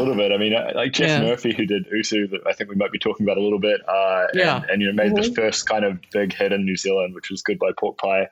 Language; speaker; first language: English; native; English